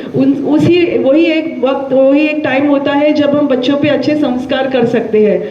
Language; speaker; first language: Hindi; non-native, local second language; Marathi